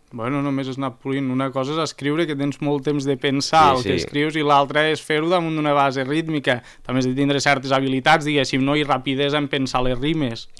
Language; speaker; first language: Catalan; native; Catalan